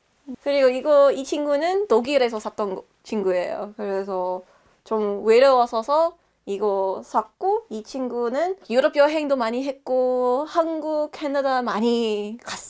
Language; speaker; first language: Korean; non-native, fluent; English